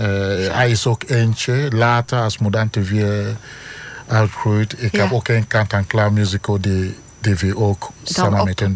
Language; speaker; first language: Dutch; non-native, learner; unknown